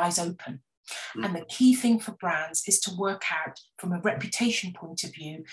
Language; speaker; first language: English; native; English